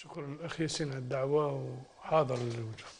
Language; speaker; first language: Arabic; native; Arabic